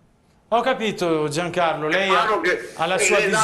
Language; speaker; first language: Italian; native; Italian